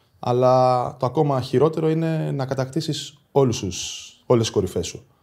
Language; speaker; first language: Greek; native; Greek